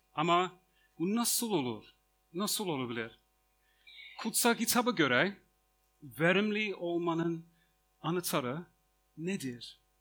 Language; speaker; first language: Turkish; non-native, fluent; English